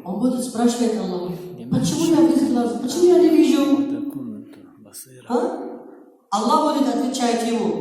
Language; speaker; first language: Russian; non-native, learner; Arabic